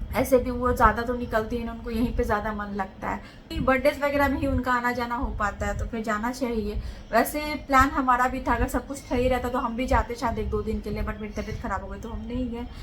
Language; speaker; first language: Hindi; native; Hindi